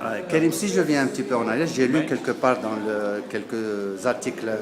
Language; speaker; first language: French; non-native, local second language; Arabic